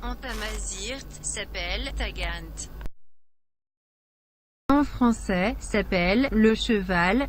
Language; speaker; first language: French; non-native, learner; Berber languages